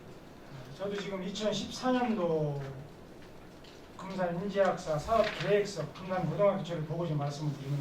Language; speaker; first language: Korean; native; Korean